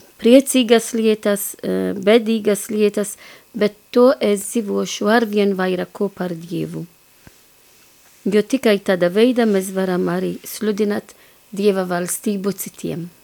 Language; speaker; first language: Latvian; non-native, fluent; Maltese